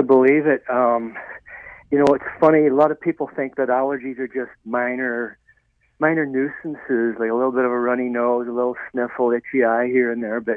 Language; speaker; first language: English; native; English